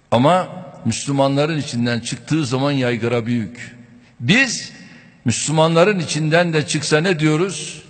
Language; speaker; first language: Turkish; native; Turkish